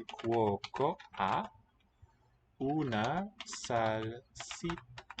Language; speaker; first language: Italian; non-native, learner; English